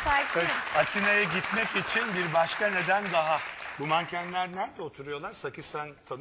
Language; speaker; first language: Turkish; native; Turkish